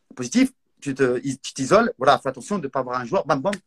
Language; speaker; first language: French; non-native, local second language; Arabic